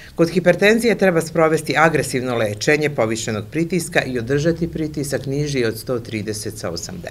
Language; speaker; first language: Serbian; native; Serbian